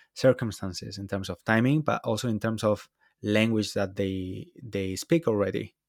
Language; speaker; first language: English; non-native, fluent; Spanish